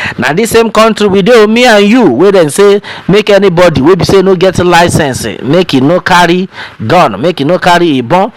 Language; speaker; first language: Nigerian Pidgin; non-native, local second language; Yoruba